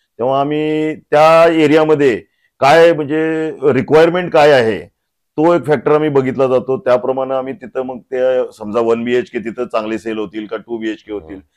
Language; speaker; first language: Marathi; native; Marathi